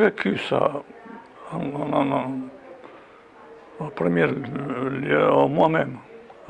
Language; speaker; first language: French; non-native, fluent; Albanian